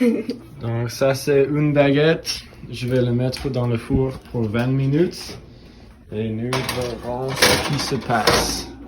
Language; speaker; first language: French; non-native, learner; English